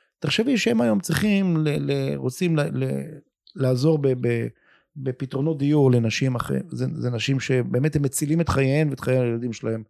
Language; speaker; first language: Hebrew; native; Hebrew